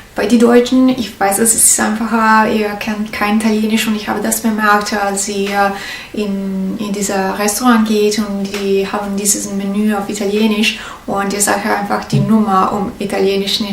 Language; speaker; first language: German; non-native, learner; Italian